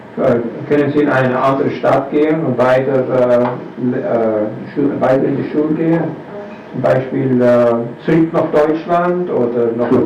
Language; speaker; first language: German; non-native, fluent; English